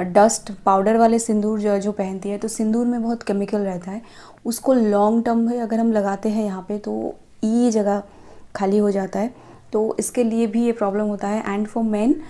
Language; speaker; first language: Hindi; non-native, local second language; Bangla